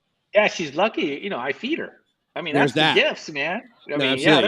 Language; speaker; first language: English; native; English